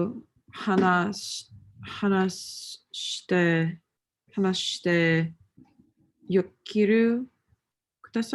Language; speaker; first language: Japanese; non-native, learner; English